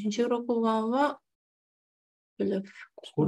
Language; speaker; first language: Japanese; non-native, fluent; Tatar